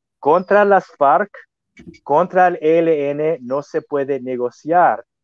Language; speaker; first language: Spanish; non-native, fluent; English